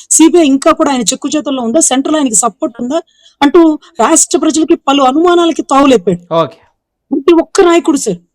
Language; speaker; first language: Telugu; native; Telugu